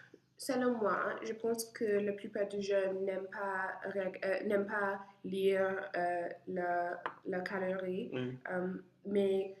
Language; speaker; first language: French; non-native, learner; English